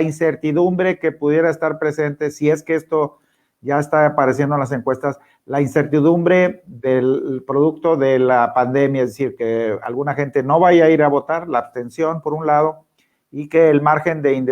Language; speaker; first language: Spanish; native; Spanish